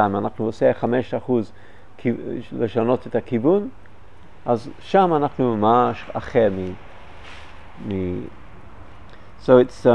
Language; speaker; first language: Hebrew; non-native, fluent; English